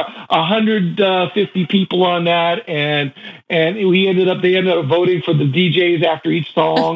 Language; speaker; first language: English; native; English